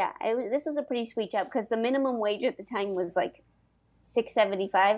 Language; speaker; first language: English; native; English